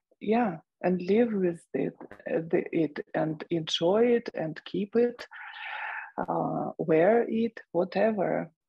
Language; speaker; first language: English; non-native, fluent; Russian